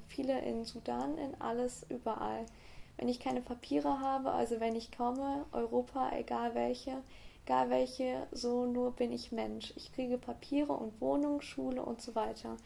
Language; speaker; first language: German; native; German